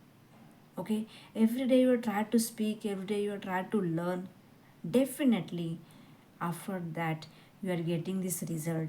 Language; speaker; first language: English; non-native, learner; Hindi